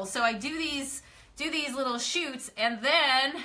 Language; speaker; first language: English; native; English